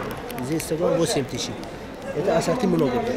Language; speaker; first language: Russian; non-native, local second language; Uzbek